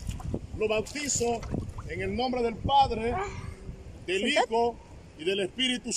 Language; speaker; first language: Spanish; native; Spanish